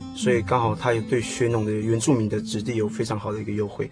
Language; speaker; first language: Chinese; native; Chinese